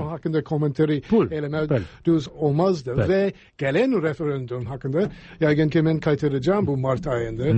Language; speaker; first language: Turkish; non-native, fluent; English